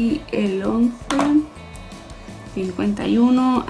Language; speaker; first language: Spanish; native; Spanish